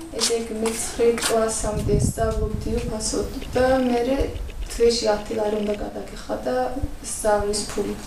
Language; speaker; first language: Georgian; non-native, local second language; Azerbaijani